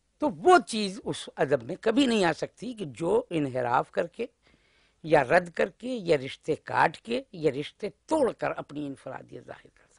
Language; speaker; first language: Urdu; native; Urdu